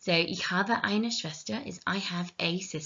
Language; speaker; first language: German; non-native, learner; English